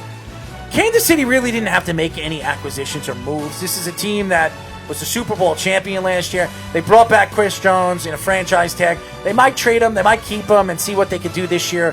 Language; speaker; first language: English; native; English